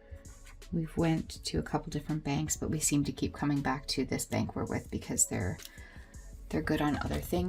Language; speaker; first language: English; native; English